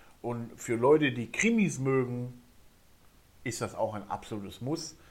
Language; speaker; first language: German; native; German